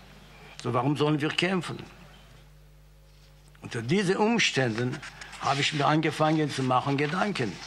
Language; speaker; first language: German; non-native, fluent; Yiddish